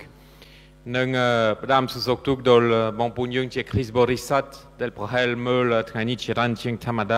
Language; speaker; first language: Khmer; non-native, fluent; French